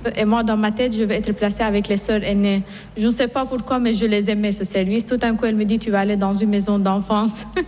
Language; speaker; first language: French; non-native, fluent; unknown